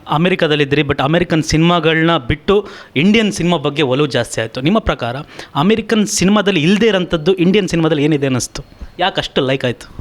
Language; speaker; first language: Kannada; native; Kannada